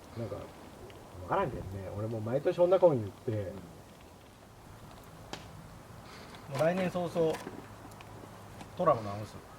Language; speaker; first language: Japanese; native; Japanese